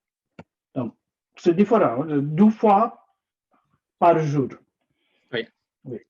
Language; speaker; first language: French; non-native, learner; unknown